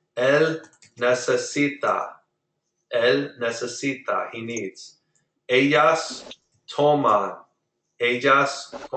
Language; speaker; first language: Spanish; non-native, fluent; English